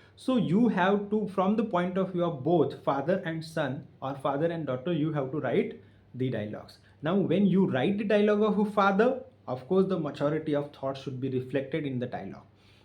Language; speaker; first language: English; non-native, local second language; Marathi